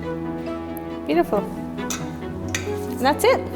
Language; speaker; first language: English; native; English